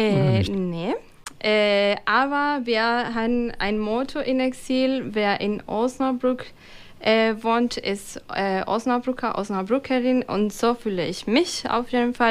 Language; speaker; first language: German; non-native, fluent; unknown